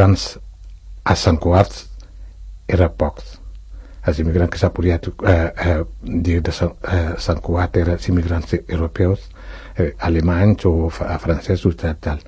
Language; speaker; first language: Catalan; non-native, fluent; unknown